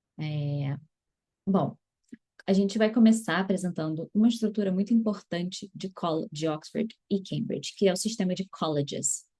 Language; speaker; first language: Portuguese; native; Portuguese